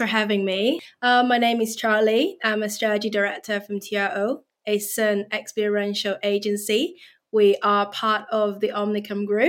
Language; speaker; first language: English; non-native, local second language; Cantonese